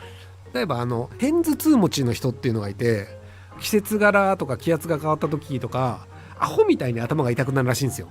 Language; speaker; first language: Japanese; native; Japanese